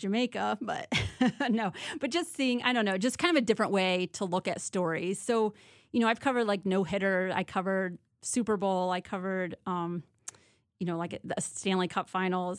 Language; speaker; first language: English; native; English